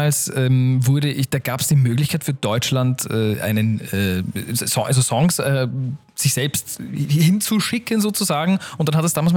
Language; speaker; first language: German; native; German